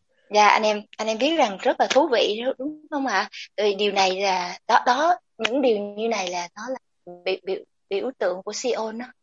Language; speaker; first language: Vietnamese; native; Vietnamese